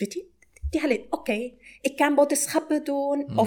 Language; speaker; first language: Dutch; non-native, learner; Arabic